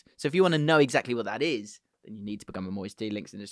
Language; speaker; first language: English; native; English